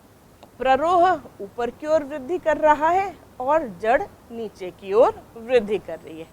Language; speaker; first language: Hindi; native; Hindi